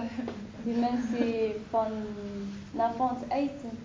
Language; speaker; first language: Dutch; non-native, learner; Arabic